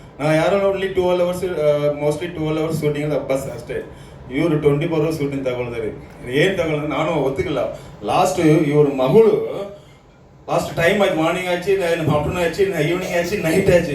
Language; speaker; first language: Kannada; non-native, learner; Tamil